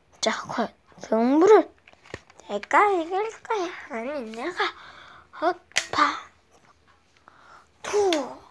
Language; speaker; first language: Korean; native; Korean